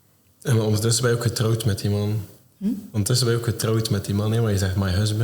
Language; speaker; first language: Dutch; native; Dutch